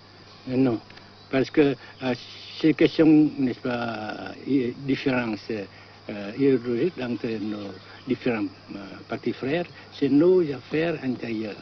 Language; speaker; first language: French; non-native, fluent; Vietnamese